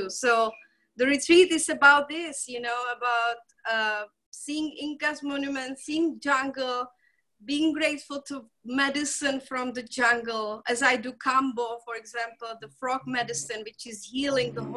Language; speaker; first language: English; non-native, fluent; Czech